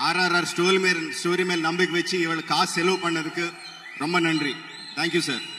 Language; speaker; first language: Tamil; non-native, local second language; Telugu